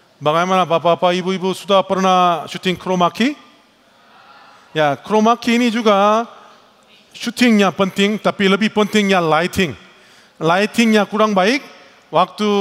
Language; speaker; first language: Indonesian; non-native, learner; Korean